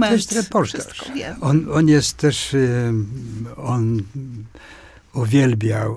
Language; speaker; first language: Polish; non-native, fluent; Swedish